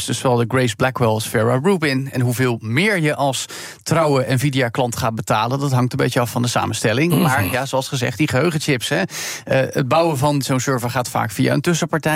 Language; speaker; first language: Dutch; native; Dutch